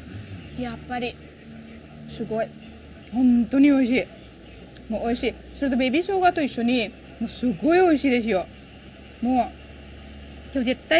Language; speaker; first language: Japanese; non-native, learner; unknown